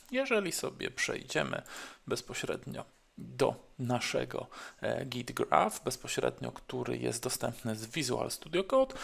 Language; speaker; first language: Polish; native; Polish